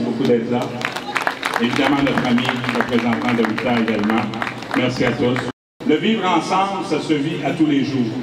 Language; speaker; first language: French; native; French